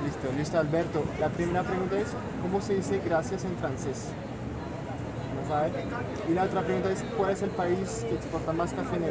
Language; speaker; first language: Spanish; non-native, fluent; French